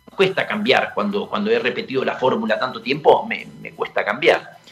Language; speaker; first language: Spanish; native; Spanish